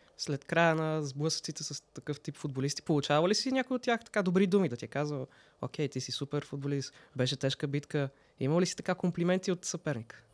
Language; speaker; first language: Bulgarian; native; Bulgarian